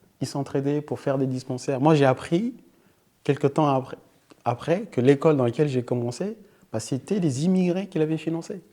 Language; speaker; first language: French; early bilingual, other home language; Fula